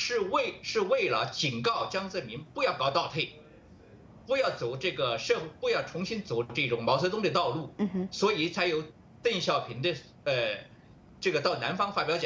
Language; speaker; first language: Chinese; native; Chinese